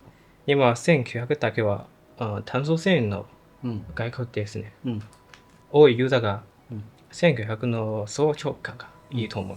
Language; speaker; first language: Japanese; non-native, learner; Chinese